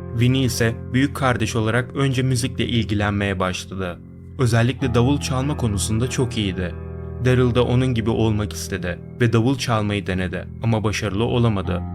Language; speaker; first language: Turkish; native; Turkish